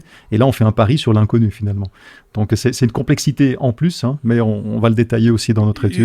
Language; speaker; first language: French; native; French